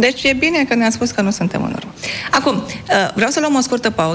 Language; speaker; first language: Romanian; native; Romanian